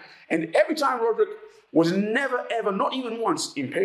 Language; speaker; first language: English; non-native, local second language; Ganda